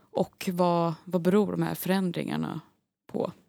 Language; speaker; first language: Swedish; native; Swedish